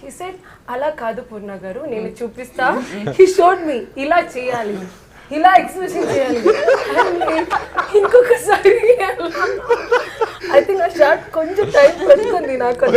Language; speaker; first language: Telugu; non-native, learner; Malayalam